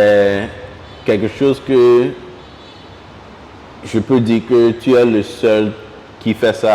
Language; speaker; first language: French; non-native, local second language; Ewe